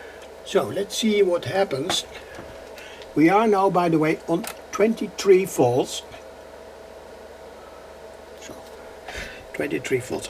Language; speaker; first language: English; non-native, fluent; Dutch